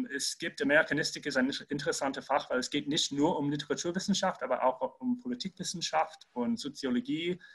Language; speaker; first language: German; non-native, fluent; English